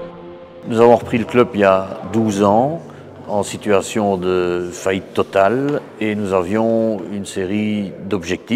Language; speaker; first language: French; native; French